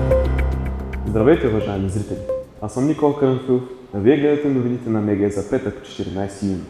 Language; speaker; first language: Bulgarian; native; Bulgarian